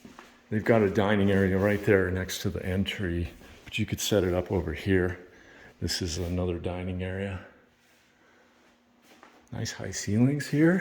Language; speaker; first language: English; native; English